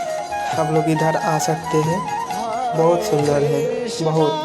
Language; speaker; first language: Hindi; non-native, local second language; Bangla